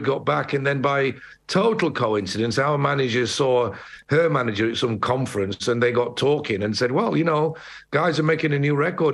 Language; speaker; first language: English; native; English